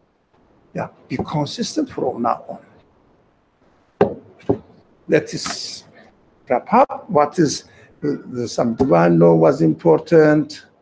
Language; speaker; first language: English; non-native, fluent; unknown